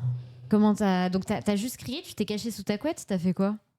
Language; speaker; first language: French; native; French